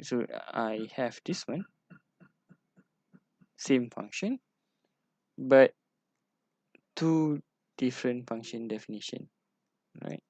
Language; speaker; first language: English; non-native, local second language; Malay